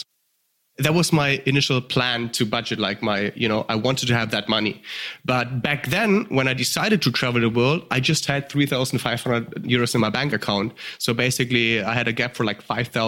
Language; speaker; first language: English; non-native, fluent; German